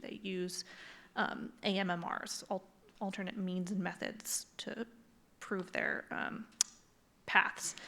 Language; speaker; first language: English; native; English